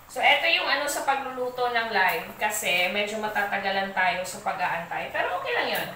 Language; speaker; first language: Filipino; non-native, local second language; Hiligaynon